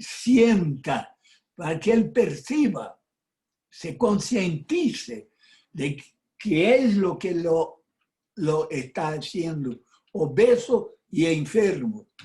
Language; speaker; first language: Spanish; non-native, fluent; Portuguese